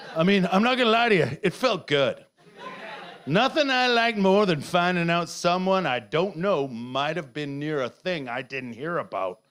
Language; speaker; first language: English; native; English